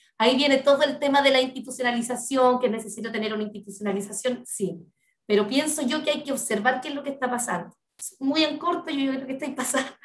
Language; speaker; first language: Spanish; native; Spanish